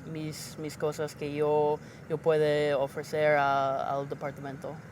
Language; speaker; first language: Spanish; non-native, learner; English